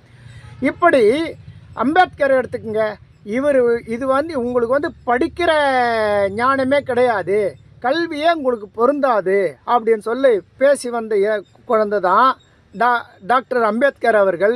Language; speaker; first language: Tamil; native; Tamil